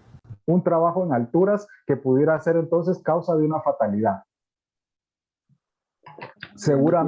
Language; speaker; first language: Spanish; native; Spanish